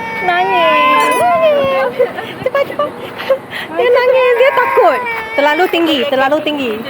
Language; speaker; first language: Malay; non-native, local second language; Chinese